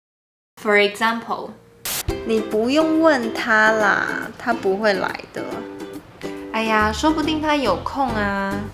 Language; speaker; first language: Chinese; non-native, local second language; English